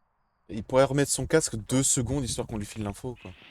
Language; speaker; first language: French; native; French